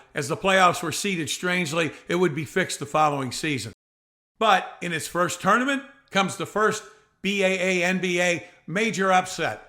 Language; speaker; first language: English; native; English